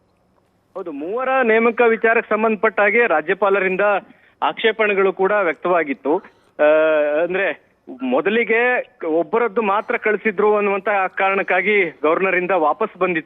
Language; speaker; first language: Kannada; native; Kannada